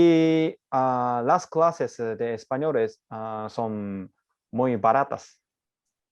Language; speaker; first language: Spanish; non-native, learner; Japanese